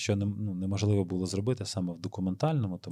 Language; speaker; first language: Ukrainian; native; Ukrainian